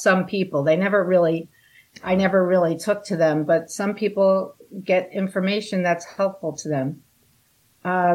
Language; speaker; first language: English; native; English